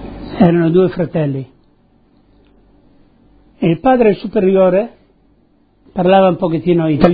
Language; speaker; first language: Italian; early bilingual, heritage; Italian